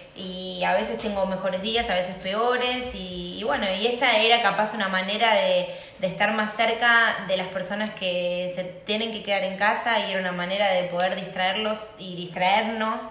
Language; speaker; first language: Spanish; native; Spanish